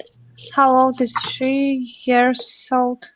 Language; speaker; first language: English; non-native, learner; Russian